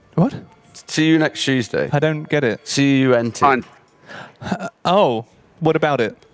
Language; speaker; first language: English; native; English